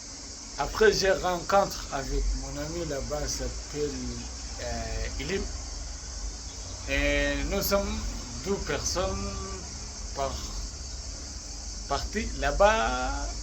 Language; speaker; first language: French; non-native, learner; Arabic